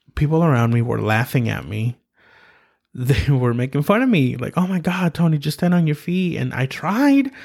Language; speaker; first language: English; early bilingual, other home language; Spanish